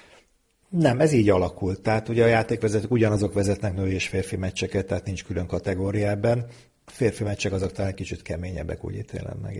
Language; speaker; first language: Hungarian; native; Hungarian